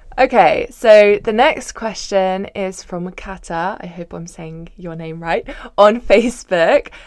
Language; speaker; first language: English; native; English